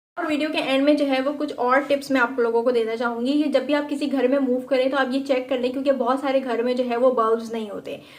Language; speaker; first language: Urdu; native; Urdu